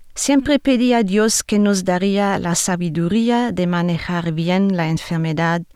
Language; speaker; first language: Spanish; non-native, fluent; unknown